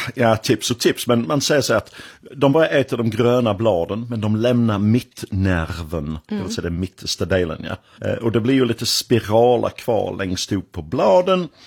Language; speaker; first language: Swedish; non-native, fluent; English